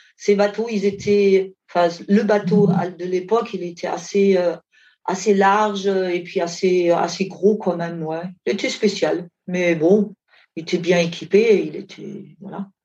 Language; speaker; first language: French; non-native, fluent; German